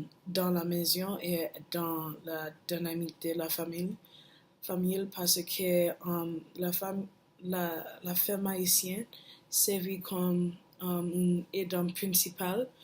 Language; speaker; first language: French; non-native, learner; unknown